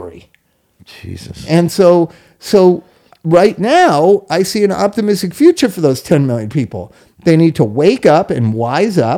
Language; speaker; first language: English; native; English